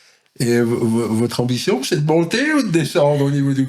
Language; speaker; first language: French; native; French